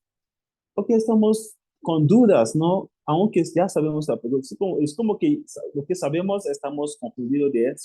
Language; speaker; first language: Spanish; non-native, fluent; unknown